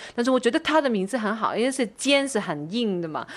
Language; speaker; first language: Chinese; non-native, fluent; Cantonese